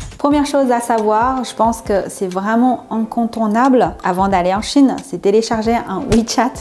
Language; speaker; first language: French; non-native, fluent; Chinese